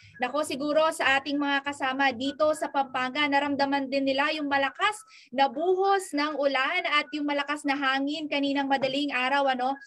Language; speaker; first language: Filipino; non-native, local second language; Pampanga